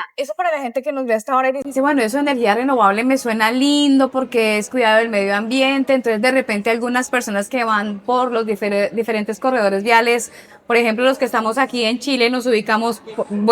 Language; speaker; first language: Spanish; native; Spanish